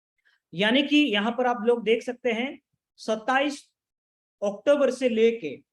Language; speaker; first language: Hindi; native; Hindi